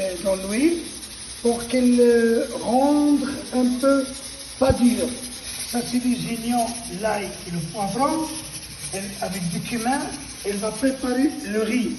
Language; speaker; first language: French; non-native, local second language; Arabic